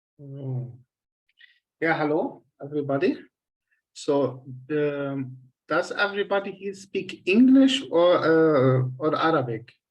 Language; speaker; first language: English; non-native, fluent; Arabic